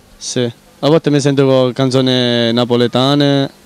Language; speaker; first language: Italian; native; Italian